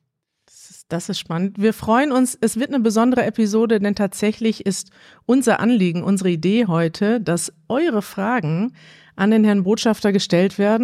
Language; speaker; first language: German; native; German